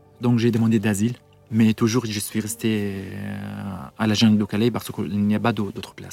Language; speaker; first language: French; non-native, learner; Arabic